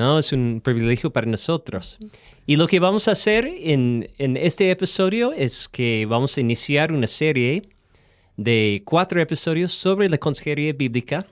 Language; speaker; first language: Spanish; non-native, fluent; English